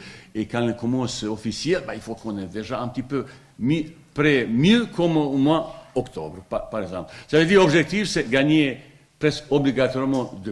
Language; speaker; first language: French; non-native, fluent; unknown